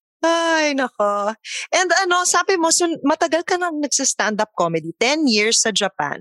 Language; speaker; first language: Filipino; native; Filipino